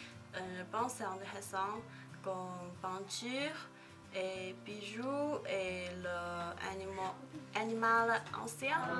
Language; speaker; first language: French; non-native, learner; Chinese